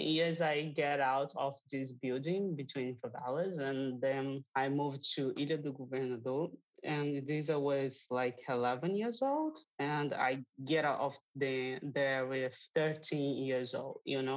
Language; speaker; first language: English; non-native, fluent; Portuguese